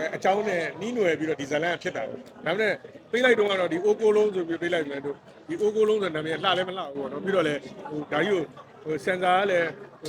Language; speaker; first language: Burmese; native; Burmese